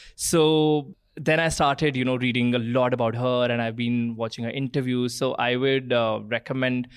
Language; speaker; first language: English; non-native, local second language; Punjabi